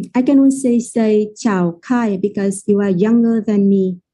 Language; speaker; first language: English; non-native, fluent; Vietnamese